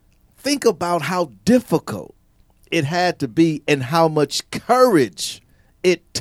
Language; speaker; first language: English; native; English